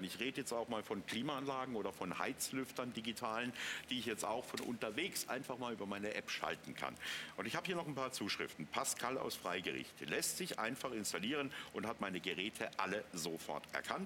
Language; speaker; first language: German; native; German